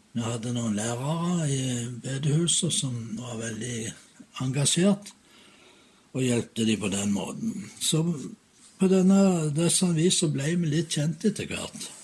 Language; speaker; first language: Norwegian; native; Norwegian